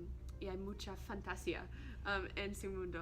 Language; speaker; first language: Spanish; non-native, learner; English